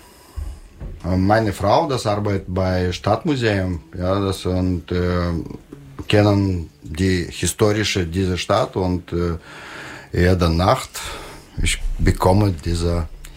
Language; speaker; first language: German; non-native, learner; Russian